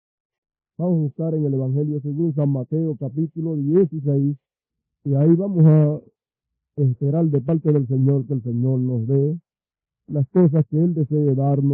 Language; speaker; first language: Spanish; native; Spanish